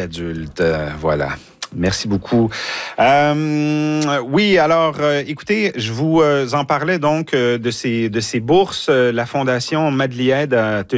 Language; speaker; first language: French; native; French